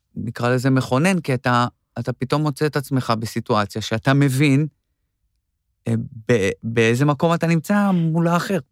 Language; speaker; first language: Hebrew; native; Hebrew